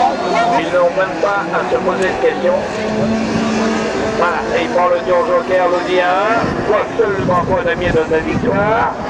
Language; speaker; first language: French; native; French